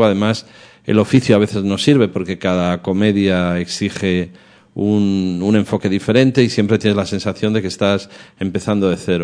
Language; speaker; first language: Spanish; native; Spanish